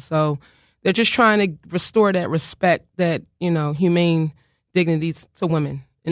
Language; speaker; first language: English; native; English